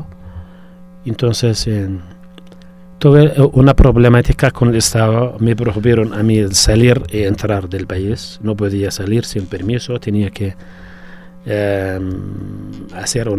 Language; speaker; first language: Spanish; non-native, fluent; Arabic